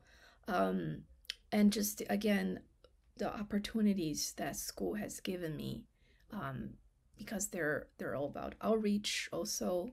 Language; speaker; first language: English; non-native, fluent; Chinese